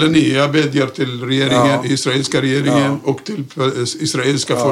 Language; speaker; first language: Swedish; non-native, fluent; Arabic